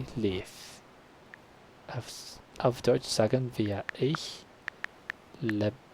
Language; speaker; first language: German; non-native, learner; Spanish